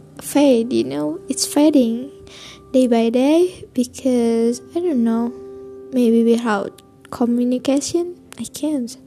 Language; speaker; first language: English; non-native, learner; Indonesian